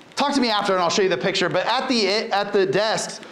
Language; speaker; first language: English; native; English